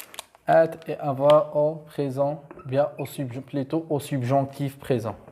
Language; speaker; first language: French; non-native, local second language; Arabic